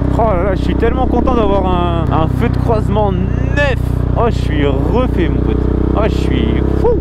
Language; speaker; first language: French; native; French